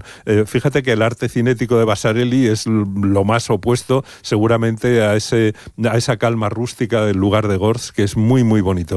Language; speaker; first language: Spanish; native; Spanish